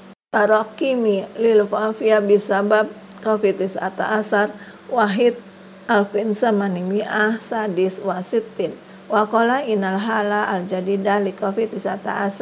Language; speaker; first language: Arabic; non-native, fluent; Indonesian